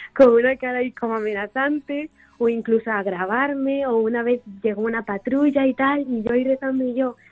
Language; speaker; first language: Spanish; native; Spanish